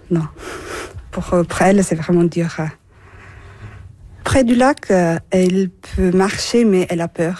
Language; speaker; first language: French; non-native, fluent; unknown